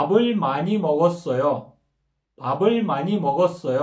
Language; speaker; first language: Korean; non-native, fluent; Kyrgyz